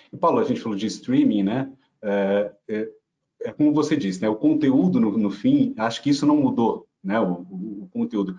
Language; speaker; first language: Portuguese; native; Portuguese